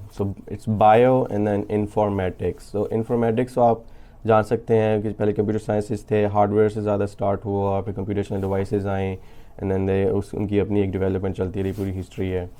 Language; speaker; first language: Urdu; native; Urdu